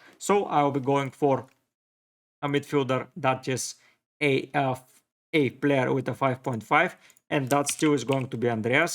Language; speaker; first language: English; non-native, fluent; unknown